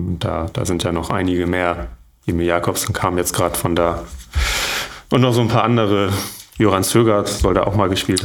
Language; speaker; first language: German; native; German